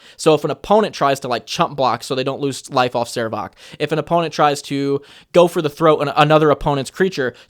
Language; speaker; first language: English; native; English